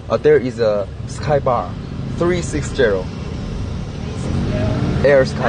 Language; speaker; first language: English; non-native, learner; Korean